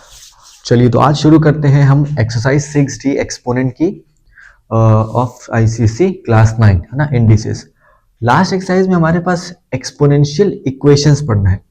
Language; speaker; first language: Hindi; native; Hindi